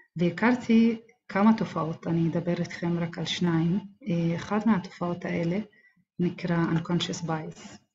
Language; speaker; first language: Hebrew; non-native, local second language; Arabic